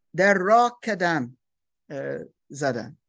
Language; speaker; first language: Persian; non-native, learner; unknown